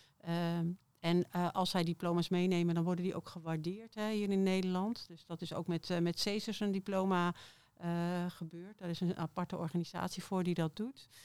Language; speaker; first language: Dutch; native; Dutch